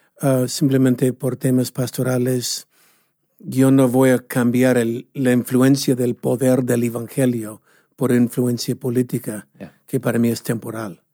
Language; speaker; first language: Spanish; non-native, fluent; English